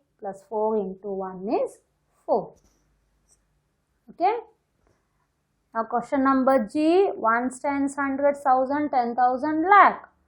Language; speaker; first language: English; non-native, local second language; Hindi